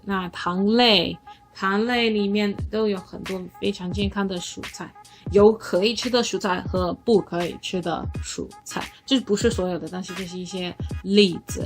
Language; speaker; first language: Chinese; non-native, learner; English